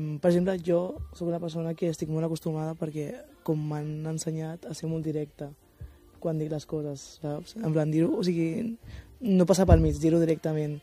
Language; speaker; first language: Catalan; early bilingual, other home language; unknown